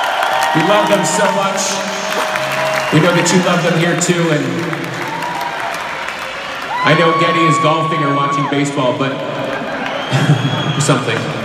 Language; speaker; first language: English; native; English